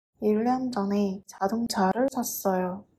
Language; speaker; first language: Korean; non-native, fluent; Chinese